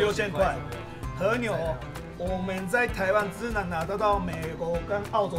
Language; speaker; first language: Chinese; non-native, fluent; Japanese